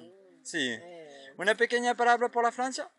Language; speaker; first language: Spanish; non-native, learner; French